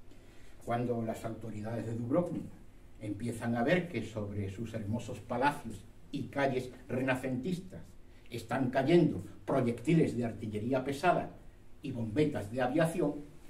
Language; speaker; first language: Spanish; native; Spanish